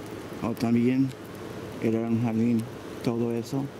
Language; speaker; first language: Spanish; early bilingual, heritage; Spanish